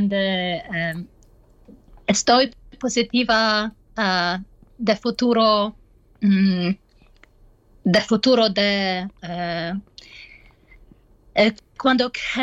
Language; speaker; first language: Spanish; non-native, learner; Ukrainian